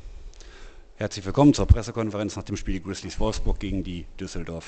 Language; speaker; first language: German; native; German